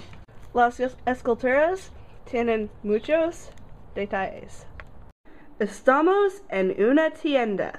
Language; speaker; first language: Spanish; non-native, learner; English